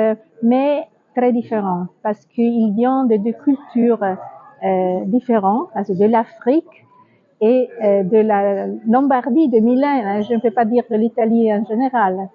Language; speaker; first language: French; non-native, fluent; Italian